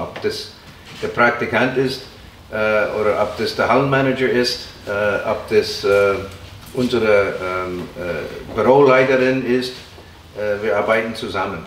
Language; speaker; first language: German; non-native, fluent; English